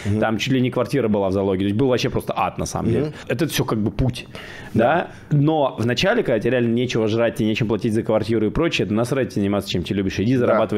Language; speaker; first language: Russian; native; Russian